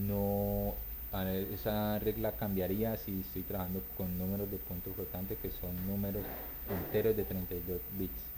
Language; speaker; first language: Spanish; native; Spanish